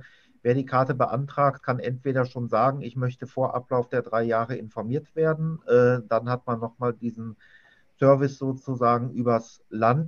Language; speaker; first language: German; native; German